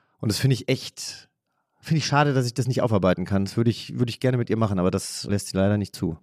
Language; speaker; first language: German; native; German